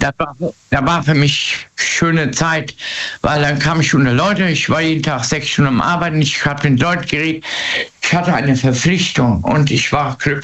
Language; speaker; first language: German; native; German